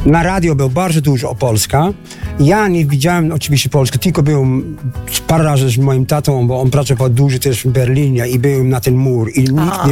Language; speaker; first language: Polish; early bilingual, heritage; Dutch